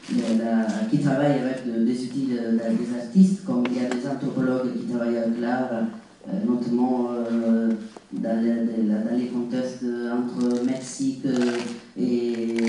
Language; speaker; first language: French; non-native, fluent; Italian